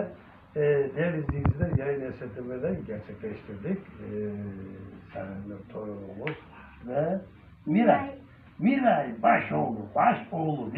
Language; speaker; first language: Turkish; native; Turkish